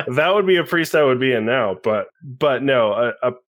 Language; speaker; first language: English; native; English